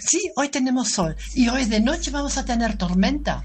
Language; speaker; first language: Spanish; non-native, fluent; German